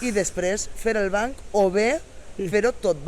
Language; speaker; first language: Catalan; native; Catalan